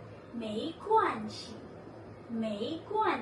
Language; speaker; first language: Chinese; non-native, fluent; Filipino